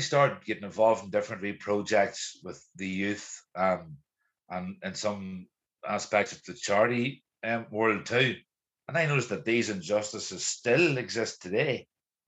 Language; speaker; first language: English; native; English